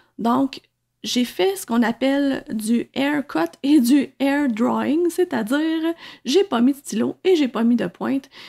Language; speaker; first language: French; native; French